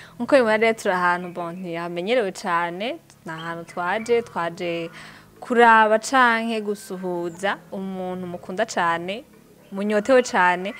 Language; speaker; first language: Rundi; native; Rundi